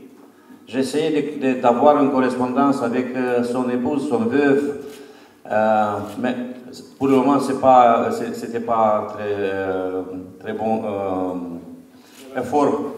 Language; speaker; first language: French; non-native, fluent; Romanian